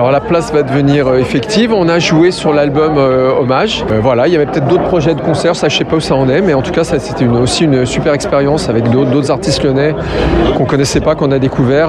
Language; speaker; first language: French; native; French